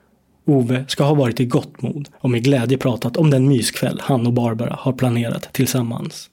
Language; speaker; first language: Swedish; native; Swedish